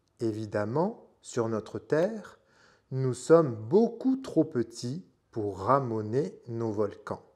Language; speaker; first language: French; native; French